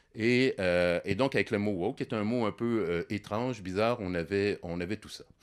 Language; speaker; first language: French; native; French